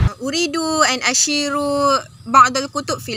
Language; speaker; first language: Arabic; non-native, learner; Malay